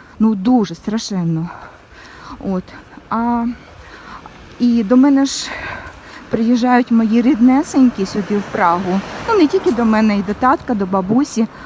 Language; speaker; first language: Ukrainian; non-native, local second language; Russian